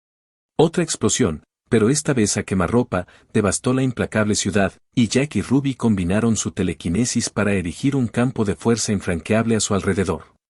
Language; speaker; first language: Spanish; native; Spanish